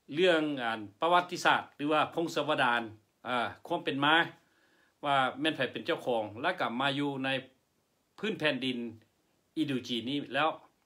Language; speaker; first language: Lao; non-native, local second language; Hmong